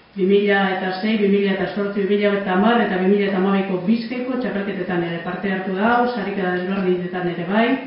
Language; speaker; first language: Basque; native; Basque